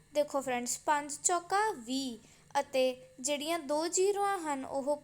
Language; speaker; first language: Hindi; non-native, local second language; Punjabi